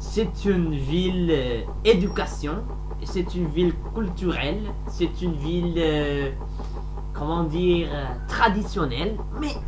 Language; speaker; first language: French; non-native, learner; Sasak